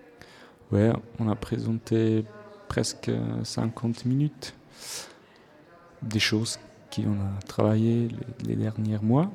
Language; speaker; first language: French; non-native, local second language; Swiss German